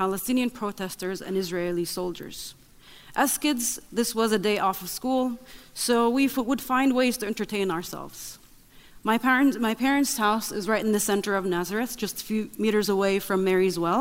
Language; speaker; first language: English; non-native, fluent; Arabic